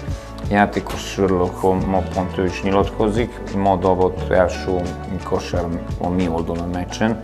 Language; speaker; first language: Hungarian; non-native, fluent; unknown